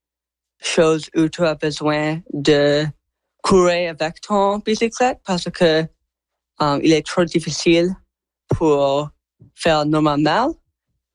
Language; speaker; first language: French; non-native, learner; English